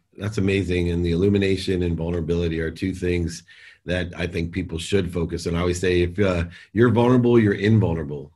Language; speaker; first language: English; native; English